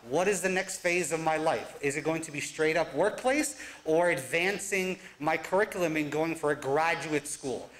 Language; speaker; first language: English; native; English